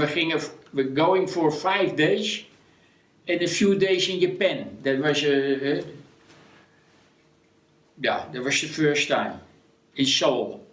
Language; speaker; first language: English; non-native, learner; Dutch